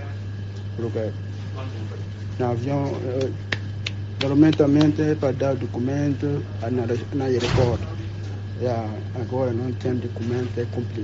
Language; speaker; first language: Portuguese; non-native, learner; French